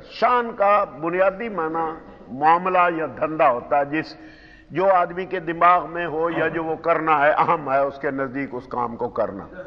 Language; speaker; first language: Urdu; non-native, local second language; Punjabi